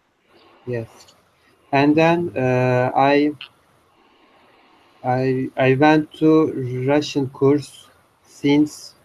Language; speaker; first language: English; non-native, learner; Turkish